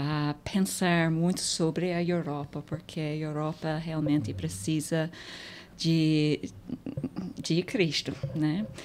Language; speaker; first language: Portuguese; non-native, fluent; English